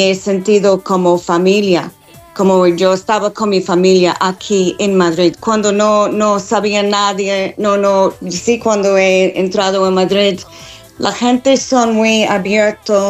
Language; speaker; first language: Spanish; non-native, learner; English